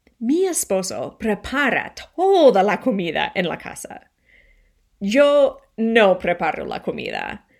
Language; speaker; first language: Spanish; non-native, fluent; English